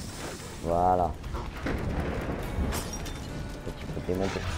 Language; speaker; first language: French; native; French